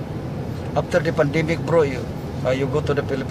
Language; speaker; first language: English; non-native, local second language; Filipino